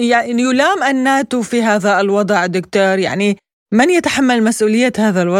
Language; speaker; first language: Arabic; native; Arabic